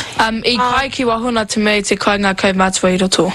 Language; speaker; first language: Māori; non-native, local second language; English